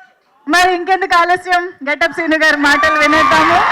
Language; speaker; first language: Telugu; native; Telugu